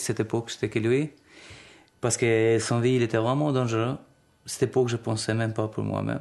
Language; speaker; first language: French; non-native, learner; Albanian